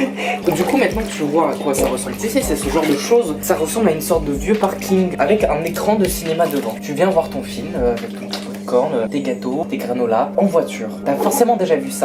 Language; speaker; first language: French; native; French